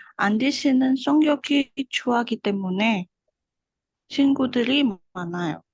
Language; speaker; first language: Korean; non-native, learner; Indonesian